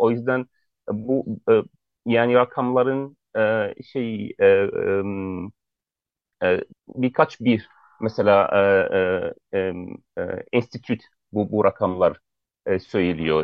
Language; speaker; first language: Turkish; non-native, fluent; Arabic